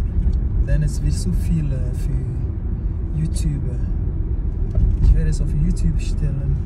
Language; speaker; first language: German; non-native, learner; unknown